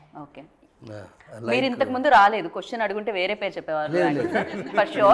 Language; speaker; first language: Telugu; native; Telugu